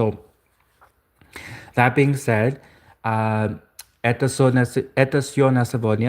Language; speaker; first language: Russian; non-native, learner; English